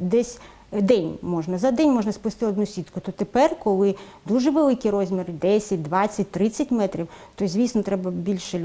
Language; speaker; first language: Ukrainian; native; Ukrainian